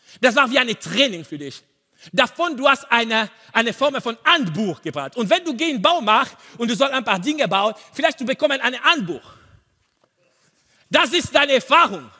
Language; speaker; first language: German; non-native, learner; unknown